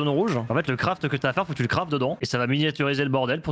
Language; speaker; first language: French; native; French